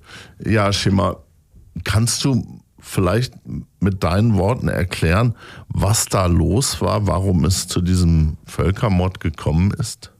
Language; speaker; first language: German; native; German